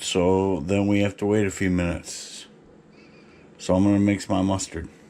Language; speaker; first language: English; native; English